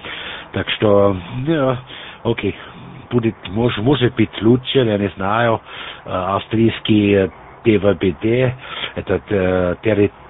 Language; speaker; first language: Russian; non-native, learner; German